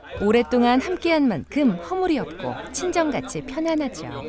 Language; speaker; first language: Korean; native; Korean